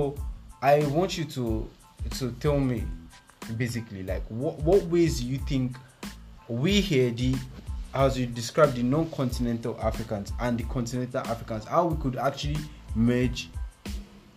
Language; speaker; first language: English; non-native, local second language; Yoruba